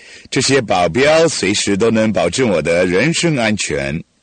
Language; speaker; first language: Chinese; native; Chinese